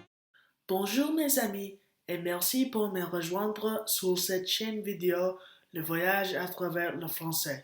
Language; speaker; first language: French; non-native, learner; English